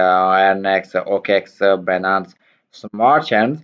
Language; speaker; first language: English; non-native, learner; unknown